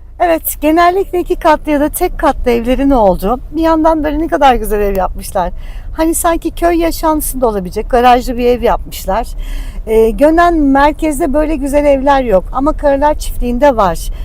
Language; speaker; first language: Turkish; native; Turkish